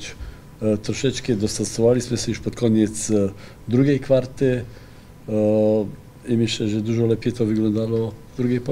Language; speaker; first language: Polish; non-native, fluent; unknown